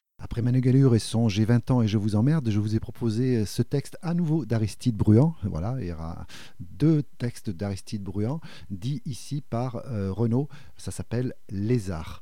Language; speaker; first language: French; native; French